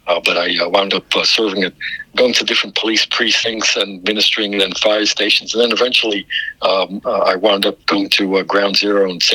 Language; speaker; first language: English; native; English